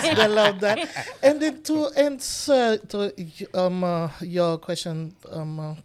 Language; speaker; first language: English; non-native, learner; Haitian Creole